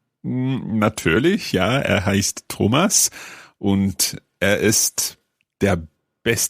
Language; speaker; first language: German; non-native, learner; English